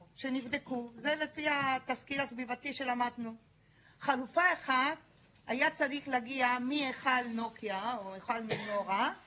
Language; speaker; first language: Hebrew; native; Hebrew